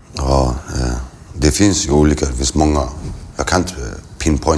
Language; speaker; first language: Swedish; early bilingual, other home language; Kurdish